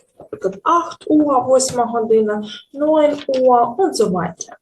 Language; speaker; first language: German; non-native, learner; Ukrainian